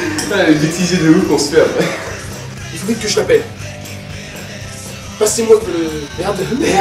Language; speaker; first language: French; native; French